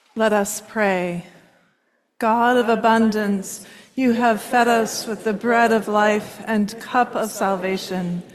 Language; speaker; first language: English; native; English